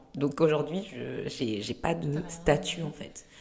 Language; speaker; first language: French; early bilingual, other home language; Kinyarwanda